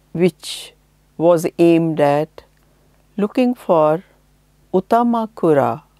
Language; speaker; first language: English; non-native, local second language; Hindi